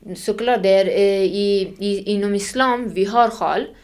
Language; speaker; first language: Swedish; non-native, fluent; Persian